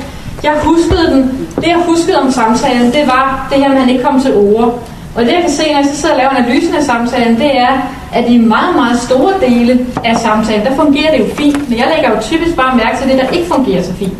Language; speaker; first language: Danish; native; Danish